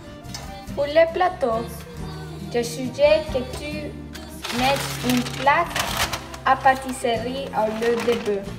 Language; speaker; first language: French; non-native, learner; English